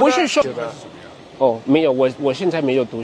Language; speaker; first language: Chinese; non-native, fluent; English